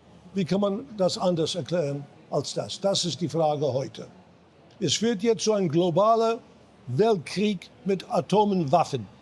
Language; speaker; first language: German; non-native, fluent; English